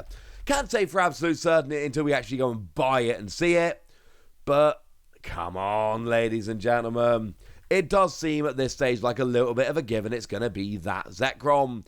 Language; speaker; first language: English; native; English